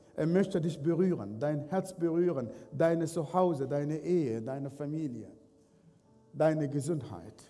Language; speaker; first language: German; non-native, fluent; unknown